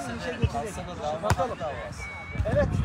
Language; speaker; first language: Turkish; native; Turkish